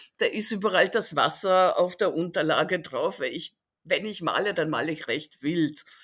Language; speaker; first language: German; early bilingual, other home language; Russian